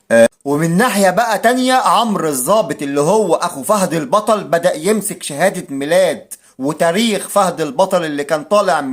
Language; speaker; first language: Arabic; native; Arabic